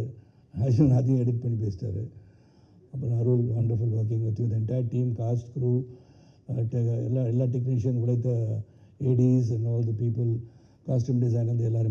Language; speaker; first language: Tamil; native; Tamil